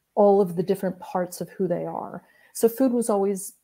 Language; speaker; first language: English; native; English